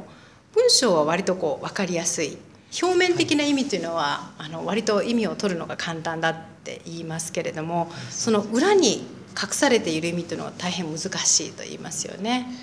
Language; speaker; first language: Japanese; native; Japanese